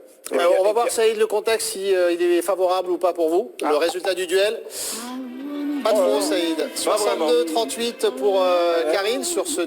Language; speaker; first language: French; native; French